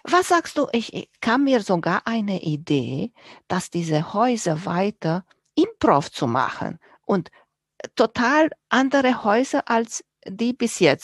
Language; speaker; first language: German; non-native, fluent; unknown